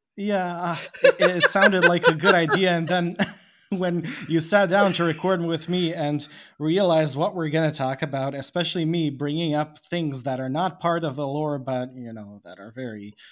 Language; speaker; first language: English; non-native, fluent; Bosnian